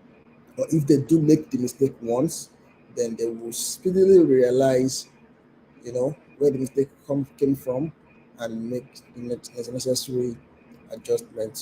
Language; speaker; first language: English; non-native, local second language; Yoruba